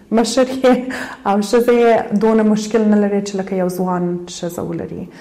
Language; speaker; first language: Pashto; early bilingual, heritage; Pashto